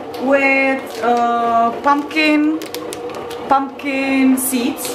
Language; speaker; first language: English; non-native, learner; Czech